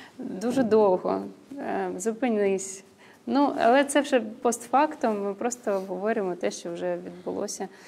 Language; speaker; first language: Ukrainian; non-native, local second language; Russian